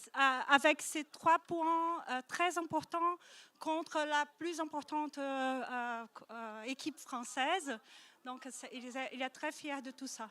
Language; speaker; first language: French; non-native, learner; Portuguese